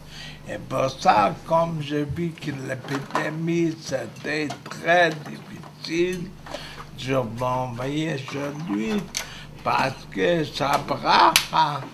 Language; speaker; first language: French; non-native, fluent; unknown